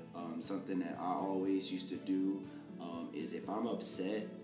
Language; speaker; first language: English; native; English